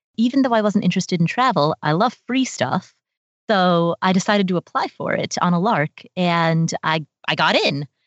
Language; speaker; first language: English; early bilingual, other home language; Nepali